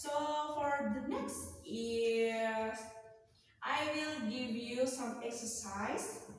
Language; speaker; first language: English; non-native, learner; Indonesian